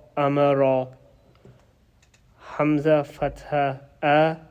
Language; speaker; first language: Arabic; non-native, learner; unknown